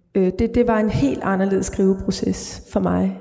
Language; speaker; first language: Danish; native; Danish